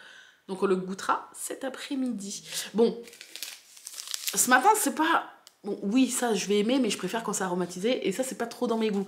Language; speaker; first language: French; native; French